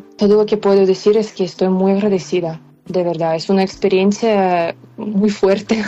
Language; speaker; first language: Spanish; non-native, fluent; Ukrainian